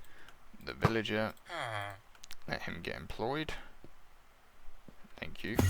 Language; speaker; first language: English; native; English